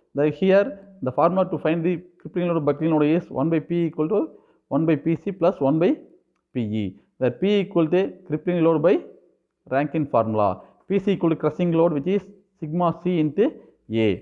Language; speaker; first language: English; non-native, local second language; Tamil